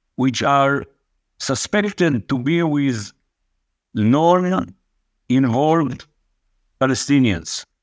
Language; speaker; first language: English; non-native, fluent; Hebrew